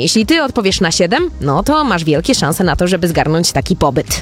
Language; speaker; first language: Polish; native; Polish